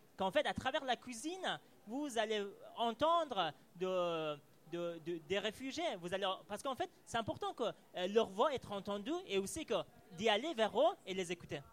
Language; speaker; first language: French; non-native, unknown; Persian